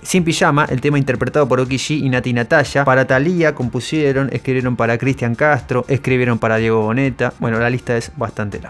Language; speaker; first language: Spanish; native; Spanish